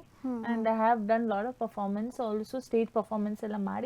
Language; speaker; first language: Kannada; non-native, learner; Hindi